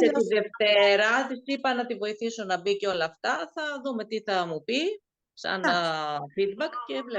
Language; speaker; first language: Greek; native; Greek